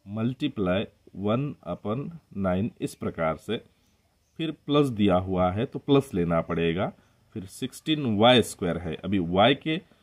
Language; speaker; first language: Hindi; non-native, local second language; Marathi